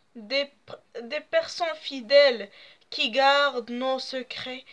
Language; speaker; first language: French; non-native, local second language; Arabic